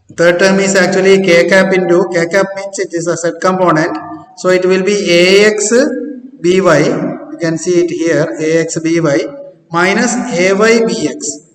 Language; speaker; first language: English; non-native, local second language; Malayalam